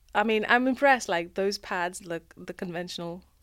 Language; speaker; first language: English; non-native, local second language; Nepali